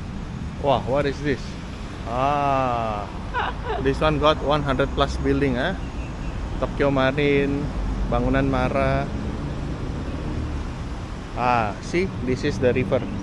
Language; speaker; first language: English; non-native, local second language; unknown